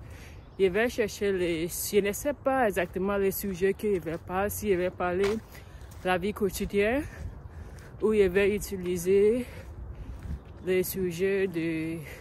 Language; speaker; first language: French; non-native, learner; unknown